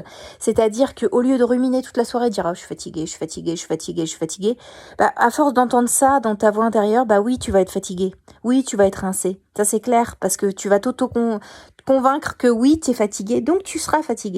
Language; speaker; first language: French; native; French